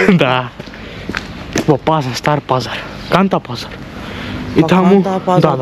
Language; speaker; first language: Macedonian; non-native, local second language; Romany